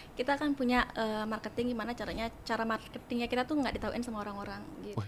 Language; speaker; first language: Indonesian; non-native, local second language; Balinese